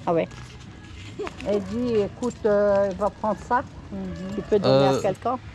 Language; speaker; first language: French; non-native, fluent; Portuguese